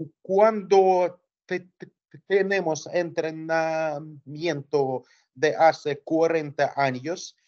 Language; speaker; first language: Spanish; non-native, learner; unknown